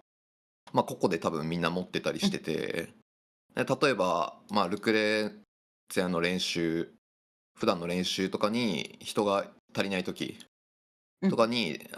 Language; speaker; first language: Japanese; native; Japanese